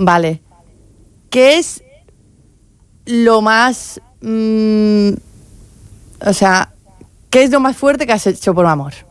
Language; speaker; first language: Spanish; native; Spanish